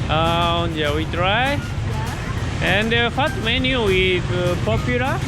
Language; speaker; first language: English; non-native, learner; Japanese